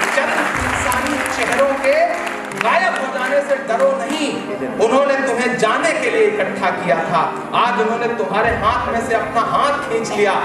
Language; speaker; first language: Urdu; native; Urdu